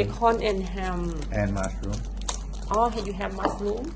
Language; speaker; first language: English; non-native, learner; Thai